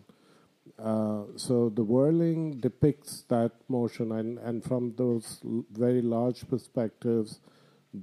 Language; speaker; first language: English; non-native, local second language; Bangla